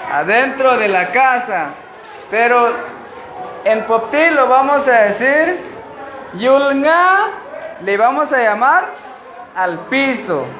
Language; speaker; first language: Spanish; non-native, local second language; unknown